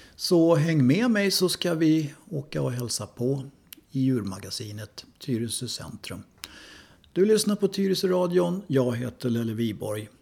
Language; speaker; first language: Swedish; native; Swedish